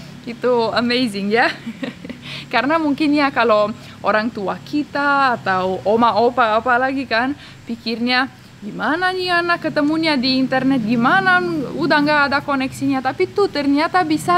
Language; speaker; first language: Indonesian; non-native, fluent; Romanian